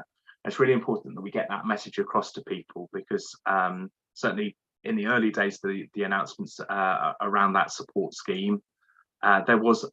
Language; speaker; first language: English; native; English